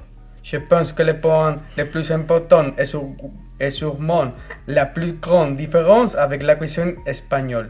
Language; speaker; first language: French; non-native, fluent; Spanish